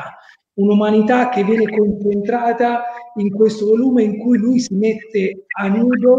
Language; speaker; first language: Italian; native; Italian